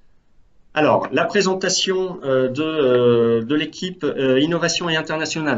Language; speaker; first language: French; native; French